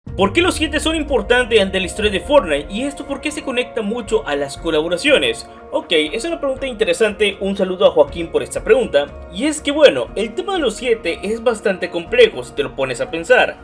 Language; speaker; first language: Spanish; native; Spanish